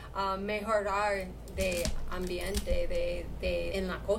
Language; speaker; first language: Spanish; non-native, learner; English